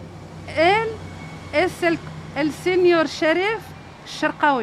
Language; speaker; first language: Spanish; non-native, fluent; Arabic